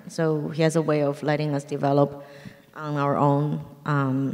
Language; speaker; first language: English; early bilingual, other home language; Chinese